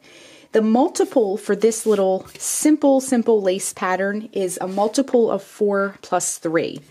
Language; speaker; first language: English; native; English